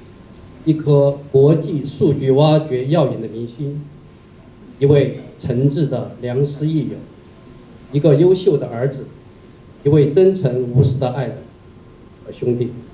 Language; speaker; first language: Chinese; native; Chinese